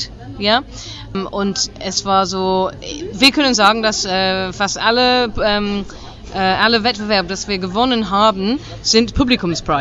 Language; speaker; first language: German; non-native, fluent; English